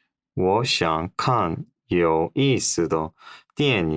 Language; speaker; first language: Chinese; non-native, learner; Korean